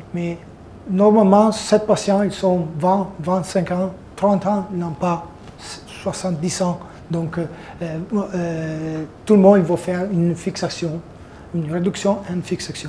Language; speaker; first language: French; non-native, fluent; Italian